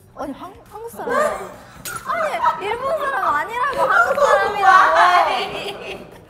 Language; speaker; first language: Korean; non-native, fluent; Japanese